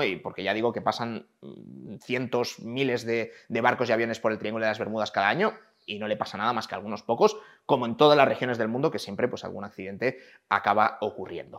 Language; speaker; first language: Spanish; native; Spanish